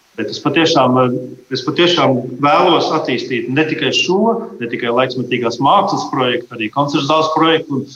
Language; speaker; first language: Latvian; native; Latvian